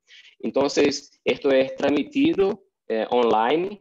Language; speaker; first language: Spanish; non-native, fluent; Portuguese